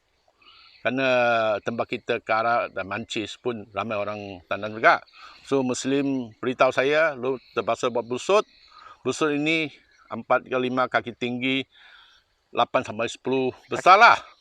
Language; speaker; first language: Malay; non-native, local second language; Chinese